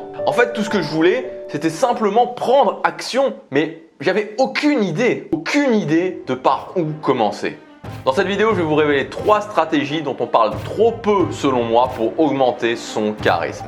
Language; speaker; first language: French; native; French